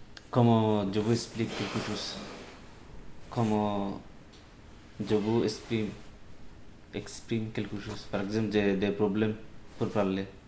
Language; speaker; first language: French; non-native, learner; Bangla